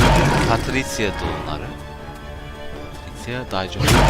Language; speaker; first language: Japanese; non-native, learner; German